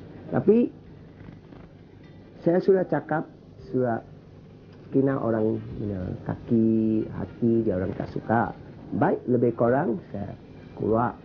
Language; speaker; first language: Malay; non-native, local second language; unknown